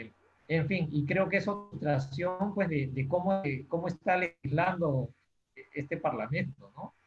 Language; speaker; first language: Spanish; native; Spanish